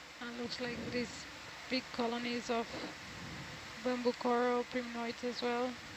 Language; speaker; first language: English; non-native, fluent; Portuguese